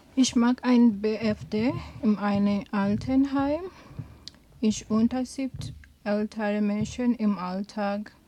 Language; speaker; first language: German; non-native, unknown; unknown